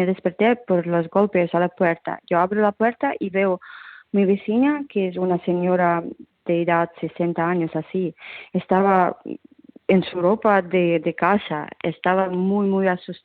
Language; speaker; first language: Spanish; non-native, fluent; Ukrainian